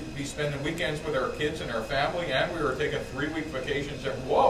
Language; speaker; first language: English; native; English